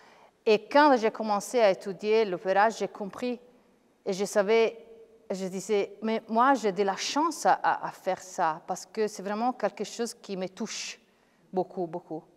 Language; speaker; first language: French; non-native, fluent; Italian